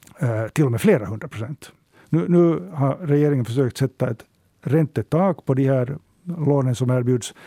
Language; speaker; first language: Swedish; native; Swedish